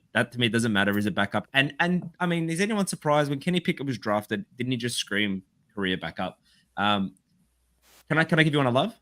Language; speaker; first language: English; native; English